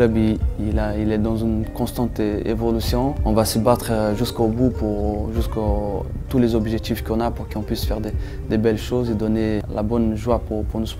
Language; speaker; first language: French; non-native, fluent; Portuguese